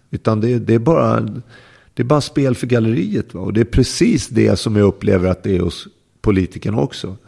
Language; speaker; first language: Swedish; native; Swedish